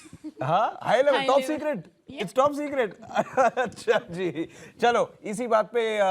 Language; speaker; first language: Hindi; native; Hindi